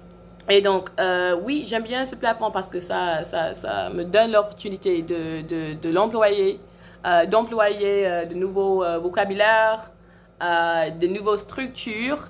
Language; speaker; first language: French; non-native, fluent; English